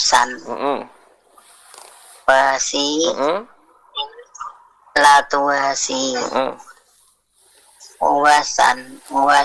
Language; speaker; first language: Arabic; non-native, learner; Indonesian